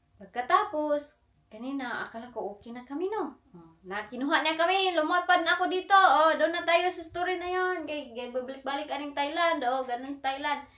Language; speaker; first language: Filipino; non-native, local second language; Cebuano